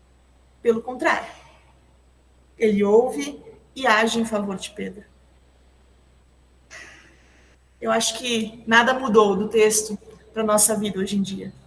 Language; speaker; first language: Portuguese; native; Portuguese